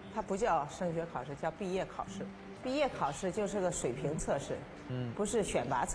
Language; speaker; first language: Chinese; native; Chinese